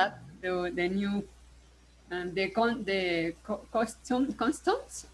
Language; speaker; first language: English; non-native, learner; Spanish